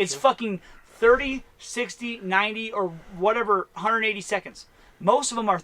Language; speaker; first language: English; native; English